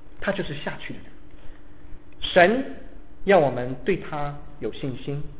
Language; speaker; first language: Chinese; native; Chinese